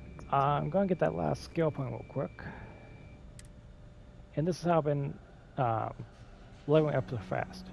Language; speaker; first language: English; native; English